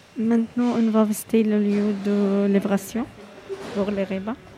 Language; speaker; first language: French; non-native, learner; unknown